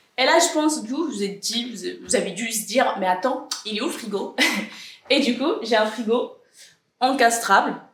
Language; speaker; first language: French; early bilingual, other home language; Arabic